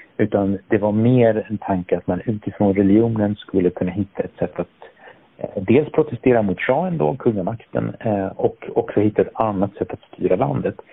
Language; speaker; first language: Swedish; early bilingual, other home language; Persian